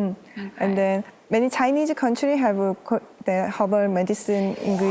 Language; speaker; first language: English; non-native, learner; Korean